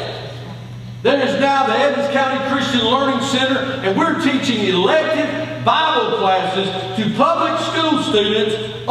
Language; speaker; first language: English; native; English